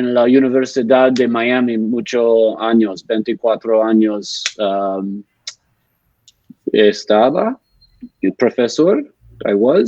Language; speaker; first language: Spanish; non-native, learner; English